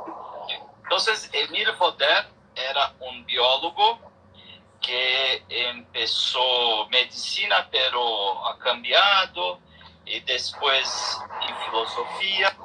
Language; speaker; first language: Spanish; non-native, learner; Portuguese